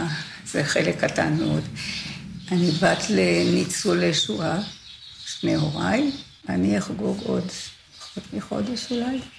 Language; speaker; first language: Hebrew; native; Hebrew